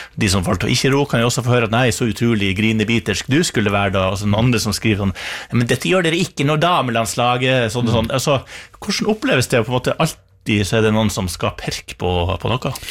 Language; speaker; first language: Norwegian; native; Norwegian